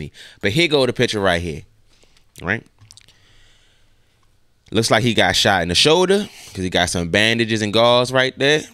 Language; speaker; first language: English; native; English